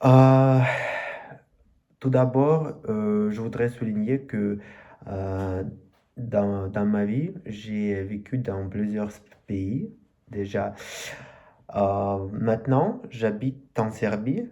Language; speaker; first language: French; non-native, learner; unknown